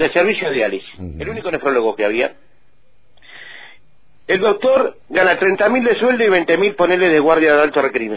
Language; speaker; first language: Spanish; native; Spanish